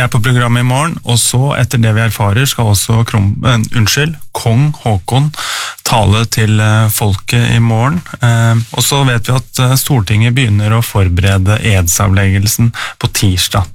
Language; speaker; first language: Norwegian; native; Norwegian